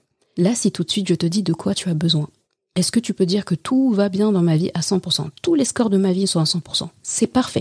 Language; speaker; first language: French; native; French